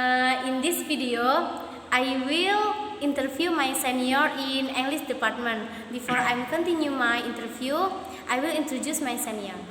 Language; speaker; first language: English; non-native, learner; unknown